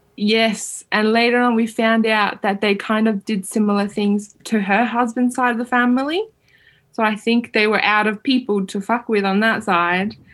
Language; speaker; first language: English; early bilingual, other home language; Uyghur